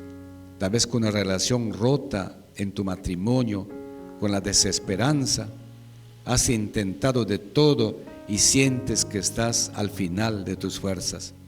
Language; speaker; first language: Spanish; native; Spanish